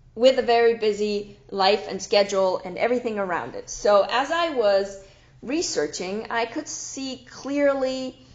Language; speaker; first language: English; non-native, fluent; German